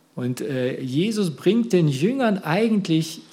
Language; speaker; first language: German; early bilingual, other home language; Russian